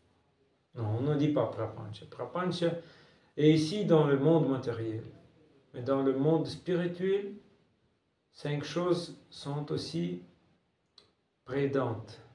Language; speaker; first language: French; non-native, fluent; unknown